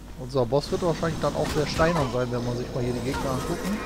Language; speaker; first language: German; native; German